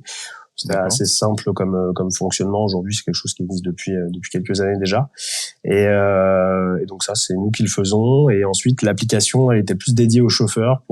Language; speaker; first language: French; native; French